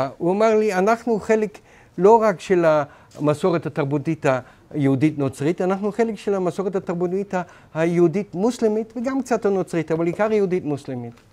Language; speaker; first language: Hebrew; non-native, fluent; German